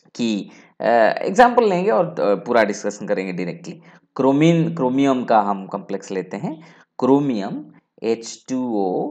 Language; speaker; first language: Hindi; non-native, local second language; Bangla